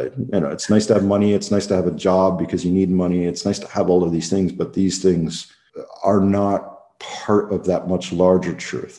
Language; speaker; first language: English; native; English